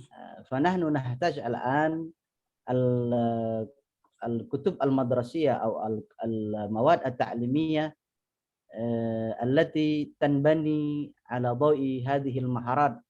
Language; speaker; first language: Arabic; non-native, fluent; Indonesian